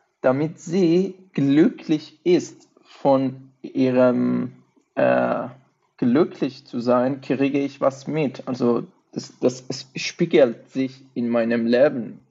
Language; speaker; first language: German; non-native, fluent; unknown